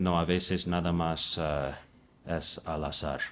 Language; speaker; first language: Spanish; non-native, fluent; English